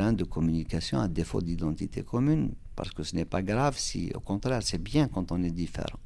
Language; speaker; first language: French; non-native, local second language; Kabyle